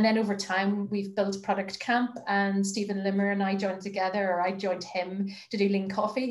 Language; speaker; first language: English; native; English